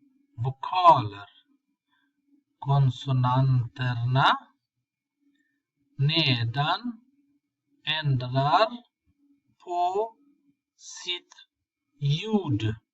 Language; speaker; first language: Swedish; non-native, fluent; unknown